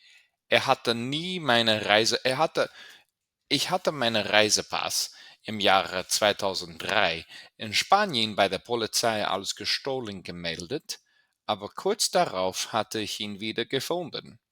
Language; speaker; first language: German; non-native, fluent; English